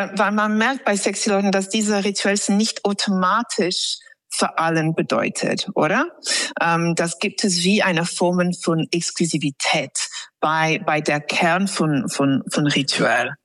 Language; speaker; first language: German; non-native, fluent; English